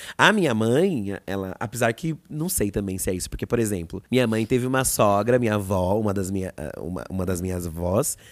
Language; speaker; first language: Portuguese; native; Portuguese